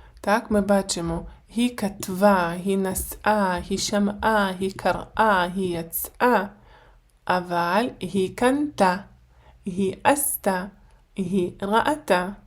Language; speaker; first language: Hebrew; non-native, fluent; Ukrainian